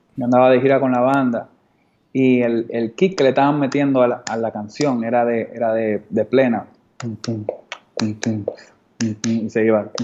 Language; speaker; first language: Spanish; native; Spanish